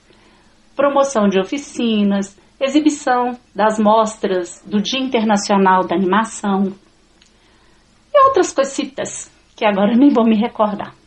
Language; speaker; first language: Portuguese; native; Portuguese